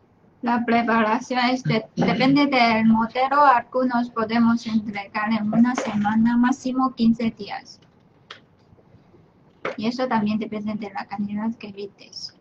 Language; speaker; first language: Spanish; non-native, fluent; Chinese